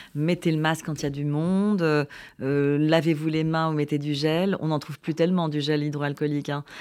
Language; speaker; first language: French; native; French